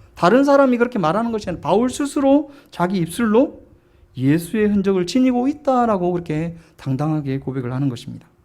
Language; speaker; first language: Korean; native; Korean